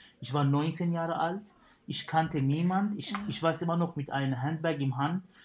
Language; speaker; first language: German; non-native, fluent; Arabic